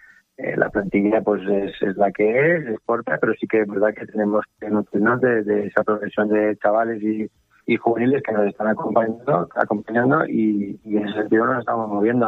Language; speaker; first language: Spanish; native; Spanish